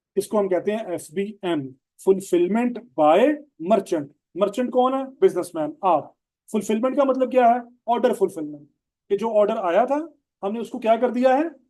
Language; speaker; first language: Urdu; non-native, local second language; Punjabi